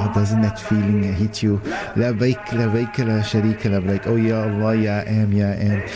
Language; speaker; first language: English; native; English